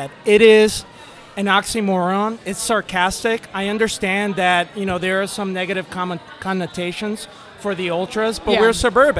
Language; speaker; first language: English; non-native, fluent; Spanish